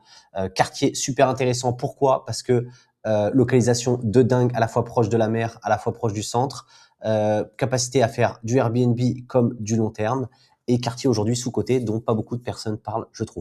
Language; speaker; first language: French; native; French